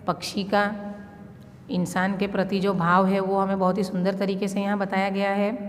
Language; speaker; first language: Urdu; non-native, local second language; Gujarati